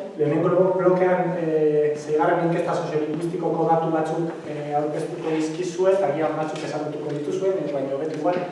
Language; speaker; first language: Basque; native; Basque